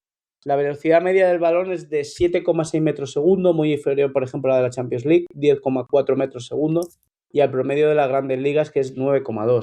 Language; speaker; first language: Spanish; native; Spanish